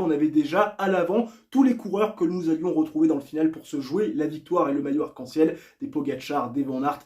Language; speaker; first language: French; native; French